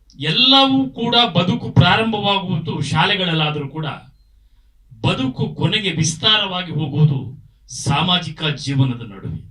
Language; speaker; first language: Kannada; native; Kannada